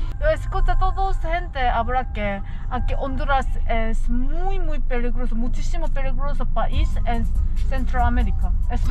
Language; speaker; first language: Spanish; non-native, learner; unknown